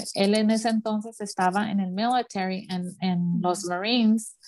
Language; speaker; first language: Spanish; early bilingual, heritage; Spanish